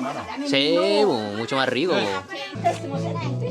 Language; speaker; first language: Spanish; non-native, fluent; Indonesian